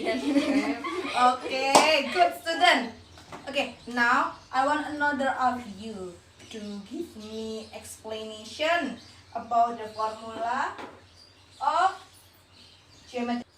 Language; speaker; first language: English; non-native, learner; Indonesian